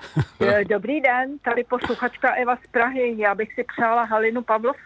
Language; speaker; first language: Czech; native; Czech